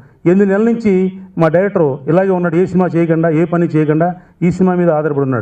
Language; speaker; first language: Telugu; native; Telugu